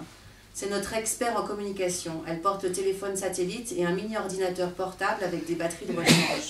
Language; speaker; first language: French; native; French